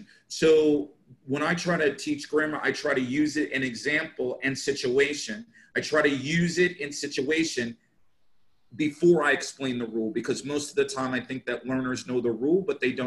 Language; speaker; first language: English; native; English